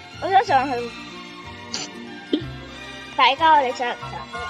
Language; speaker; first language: Chinese; early bilingual, heritage; Cantonese